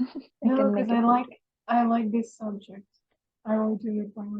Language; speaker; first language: English; non-native, fluent; Russian